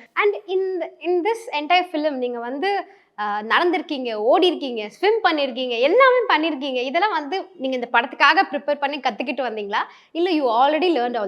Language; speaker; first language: Tamil; native; Tamil